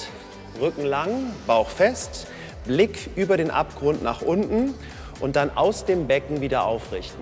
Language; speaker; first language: German; native; German